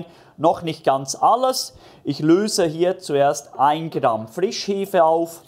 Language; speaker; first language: German; native; German